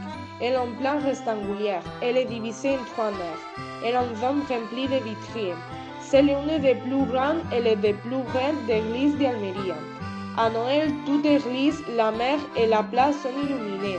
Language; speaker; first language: French; non-native, learner; Spanish